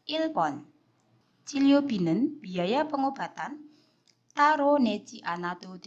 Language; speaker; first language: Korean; non-native, fluent; Indonesian